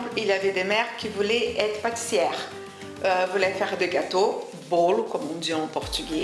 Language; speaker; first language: French; non-native, fluent; Portuguese